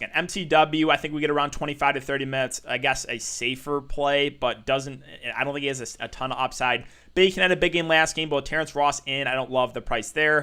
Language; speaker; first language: English; native; English